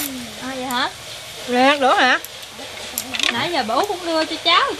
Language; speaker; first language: Vietnamese; native; Vietnamese